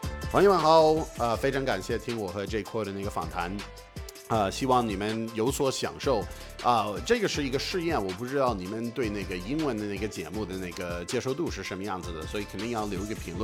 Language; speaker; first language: Chinese; non-native, fluent; English